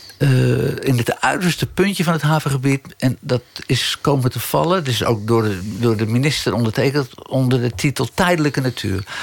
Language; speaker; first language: Dutch; native; Dutch